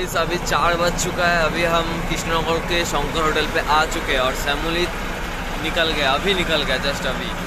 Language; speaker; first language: Hindi; non-native, local second language; Bangla